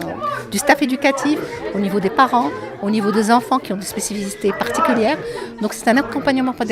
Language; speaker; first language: French; non-native, local second language; Arabic